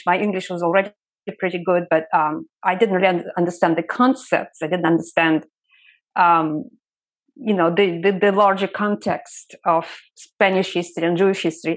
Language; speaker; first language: English; non-native, fluent; Russian